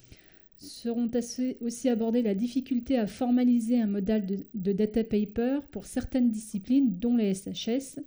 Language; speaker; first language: French; native; French